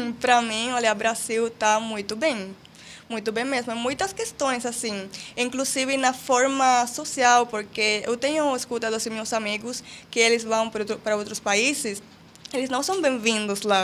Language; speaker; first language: Portuguese; non-native, fluent; Spanish